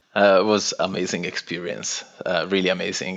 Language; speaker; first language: English; non-native, fluent; Italian